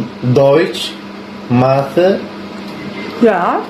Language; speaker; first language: German; non-native, learner; Turkish